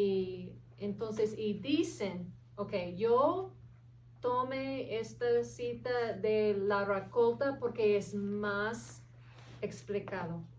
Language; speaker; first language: Spanish; non-native, fluent; English